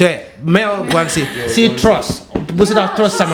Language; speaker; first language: Chinese; non-native, learner; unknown